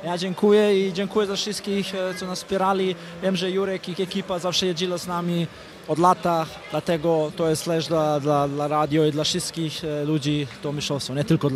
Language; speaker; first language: Polish; non-native, fluent; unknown